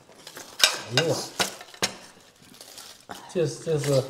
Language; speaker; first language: Chinese; native; Chinese